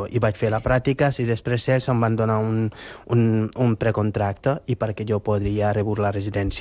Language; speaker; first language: Catalan; non-native, fluent; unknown